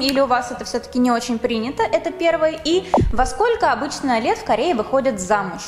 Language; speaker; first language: Russian; native; Russian